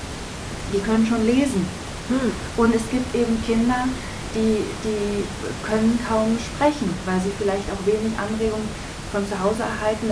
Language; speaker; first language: German; native; German